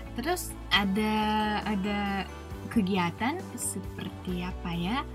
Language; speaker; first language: Indonesian; non-native, fluent; Japanese